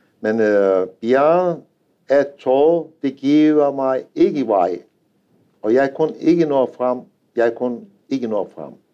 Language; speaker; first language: Danish; non-native, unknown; Turkish